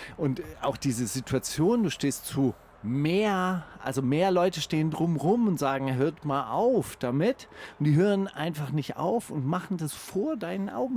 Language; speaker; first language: German; native; German